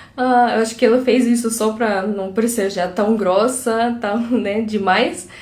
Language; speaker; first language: Portuguese; non-native, fluent; Russian